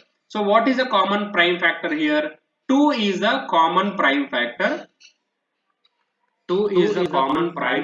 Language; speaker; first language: English; non-native, local second language; Telugu